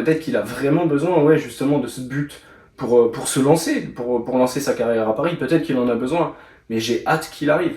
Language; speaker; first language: French; native; French